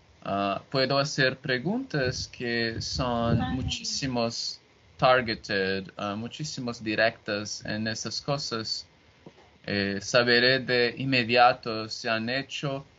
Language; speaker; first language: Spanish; non-native, learner; Portuguese